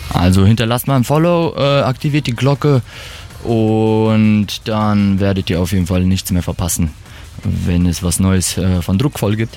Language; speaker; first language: German; native; German